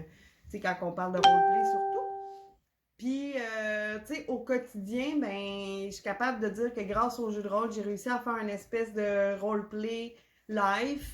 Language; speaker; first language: French; native; French